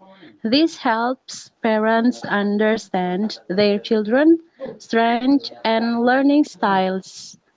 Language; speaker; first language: English; non-native, learner; Indonesian